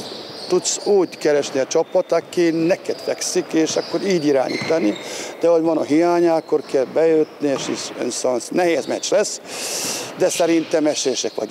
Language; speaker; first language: Hungarian; non-native, fluent; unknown